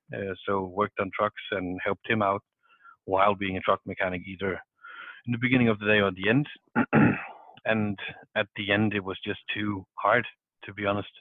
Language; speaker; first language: English; non-native, fluent; Danish